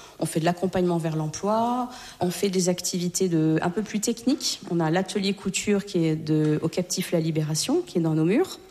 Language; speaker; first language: French; native; French